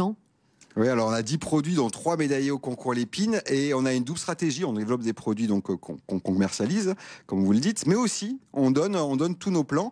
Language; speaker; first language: French; native; French